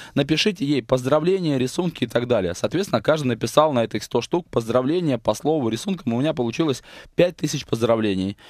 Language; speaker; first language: Russian; native; Russian